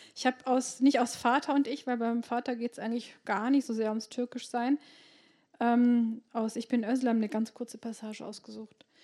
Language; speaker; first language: German; early bilingual, other home language; Turkish